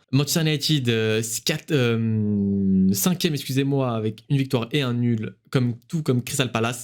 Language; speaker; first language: French; native; French